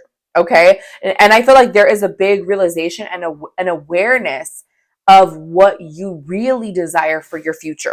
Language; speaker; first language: English; native; English